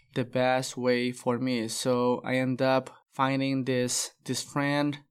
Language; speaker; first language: English; non-native, fluent; Portuguese